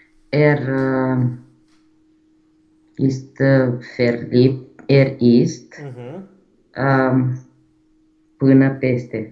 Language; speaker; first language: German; non-native, learner; Romanian